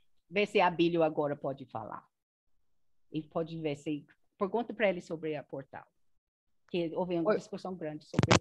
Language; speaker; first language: Portuguese; non-native, fluent; English